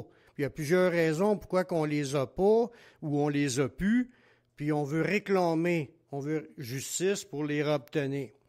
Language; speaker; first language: French; native; French